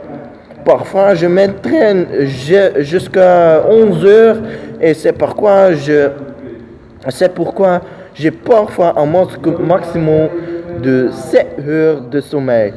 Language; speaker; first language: French; non-native, learner; Dutch